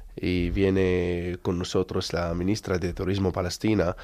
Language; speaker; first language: Spanish; non-native, learner; Arabic